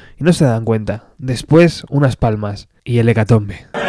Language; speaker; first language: Spanish; native; Spanish